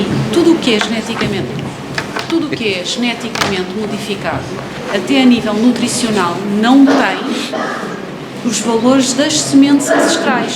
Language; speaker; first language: Portuguese; native; Portuguese